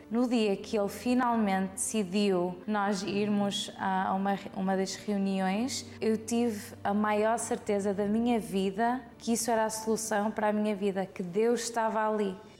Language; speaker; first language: Portuguese; early bilingual, heritage; Portuguese